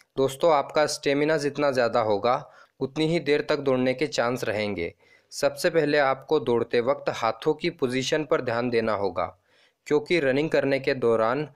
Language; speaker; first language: Hindi; non-native, local second language; Marathi